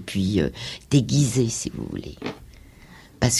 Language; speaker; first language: French; non-native, fluent; Danish